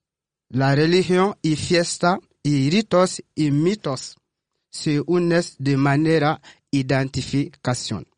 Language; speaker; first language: Spanish; non-native, learner; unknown